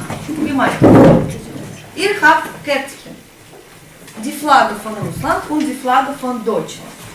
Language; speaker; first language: German; non-native, fluent; Russian